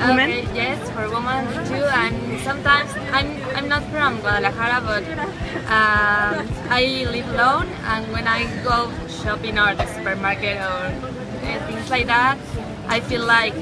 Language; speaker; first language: English; non-native, fluent; Spanish